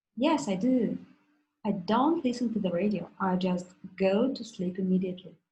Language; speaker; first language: English; non-native, fluent; Russian